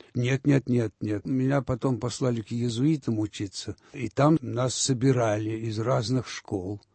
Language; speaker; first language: Russian; early bilingual, heritage; Russian